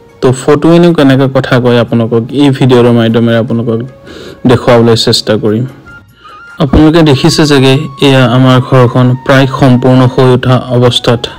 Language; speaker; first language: Assamese; non-native, local second language; Mising